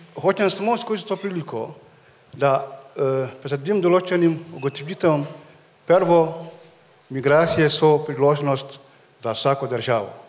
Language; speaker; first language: Slovenian; non-native, fluent; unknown